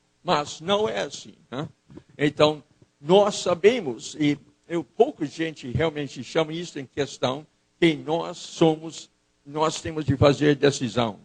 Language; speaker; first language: Portuguese; non-native, fluent; English